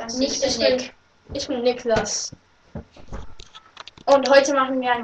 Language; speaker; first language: German; non-native, learner; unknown